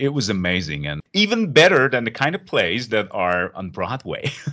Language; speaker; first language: English; non-native, fluent; Persian